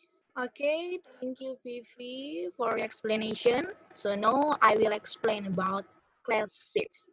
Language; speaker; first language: English; non-native, learner; Indonesian